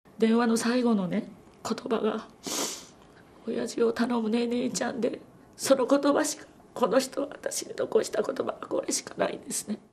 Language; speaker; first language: Japanese; native; Japanese